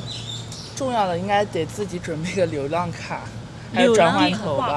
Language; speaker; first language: Chinese; native; Chinese